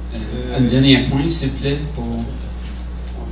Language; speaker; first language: French; non-native, fluent; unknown